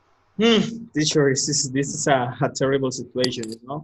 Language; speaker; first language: English; non-native, learner; Spanish